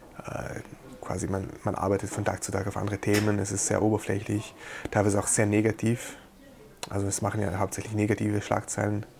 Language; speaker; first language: German; non-native, local second language; Ladin